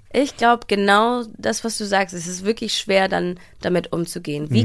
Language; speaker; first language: German; early bilingual, heritage; German